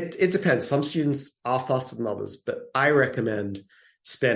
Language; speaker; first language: English; native; English